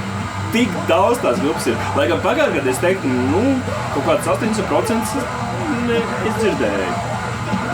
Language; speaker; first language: Latvian; native; Latvian